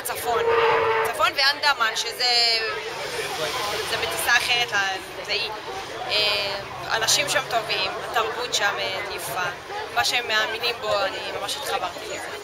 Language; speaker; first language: Hebrew; native; Hebrew